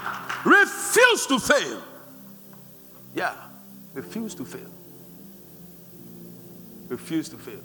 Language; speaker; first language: English; non-native, local second language; Akan